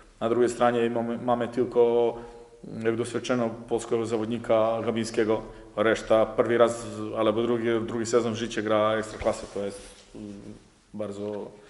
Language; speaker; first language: Polish; non-native, fluent; Serbian